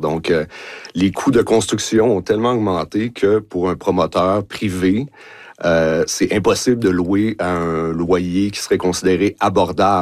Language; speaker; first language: French; native; French